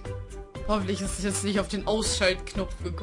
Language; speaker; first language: German; native; German